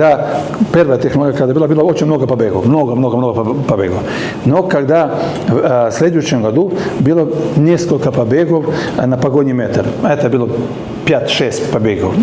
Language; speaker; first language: Russian; non-native, learner; Serbian